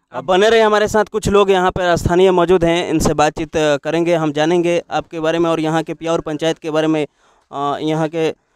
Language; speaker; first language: Hindi; native; Hindi